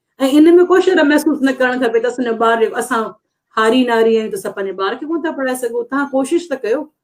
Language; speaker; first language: Sindhi; non-native, local second language; Urdu